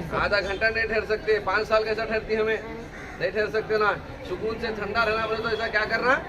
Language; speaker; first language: Hindi; native; Hindi